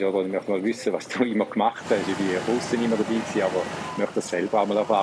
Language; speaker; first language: German; native; German